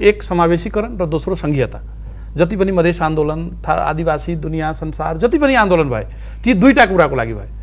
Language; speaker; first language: Nepali; non-native, local second language; Maithili